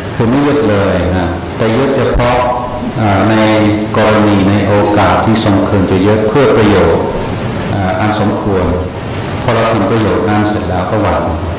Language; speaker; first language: Thai; non-native, fluent; English